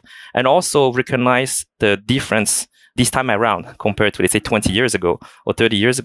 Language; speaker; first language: English; non-native, fluent; French